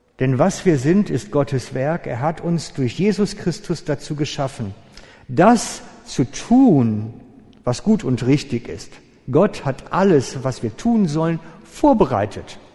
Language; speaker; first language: German; native; German